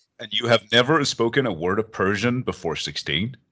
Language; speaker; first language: English; non-native, fluent; Persian